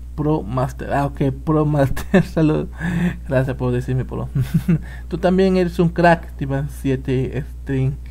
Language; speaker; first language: Spanish; native; Spanish